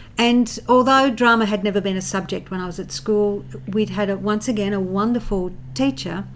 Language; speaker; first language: English; native; English